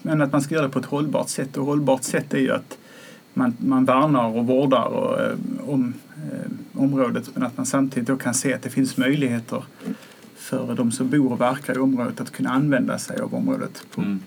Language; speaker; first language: Swedish; native; Swedish